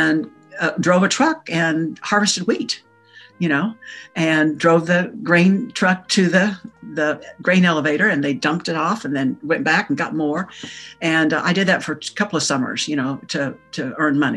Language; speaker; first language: English; native; English